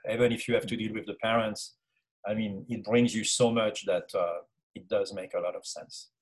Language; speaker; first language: English; non-native, fluent; French